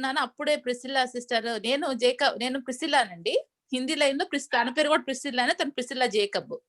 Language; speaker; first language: Telugu; native; Telugu